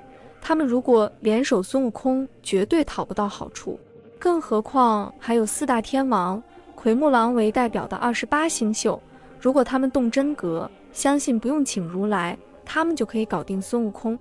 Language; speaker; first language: Chinese; native; Chinese